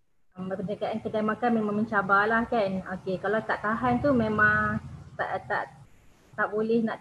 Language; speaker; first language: Malay; native; Malay